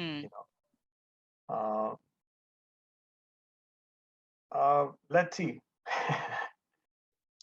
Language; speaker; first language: English; non-native, local second language; Hindi